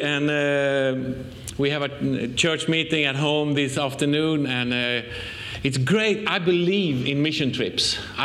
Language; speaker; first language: English; non-native, fluent; Swedish